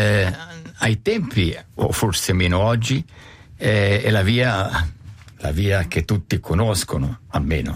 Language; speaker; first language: Italian; native; Italian